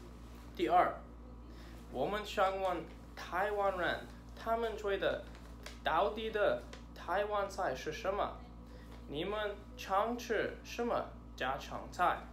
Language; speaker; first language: Chinese; non-native, learner; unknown